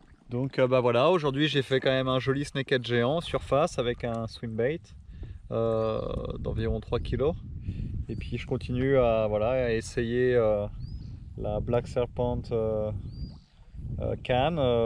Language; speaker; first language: French; native; French